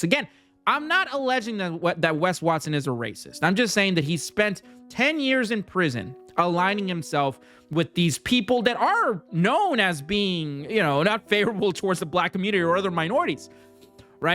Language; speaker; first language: English; native; English